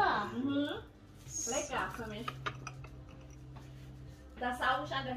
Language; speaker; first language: German; non-native, fluent; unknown